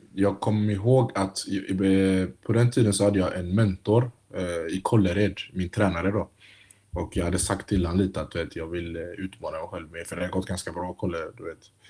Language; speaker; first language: Swedish; early bilingual, other home language; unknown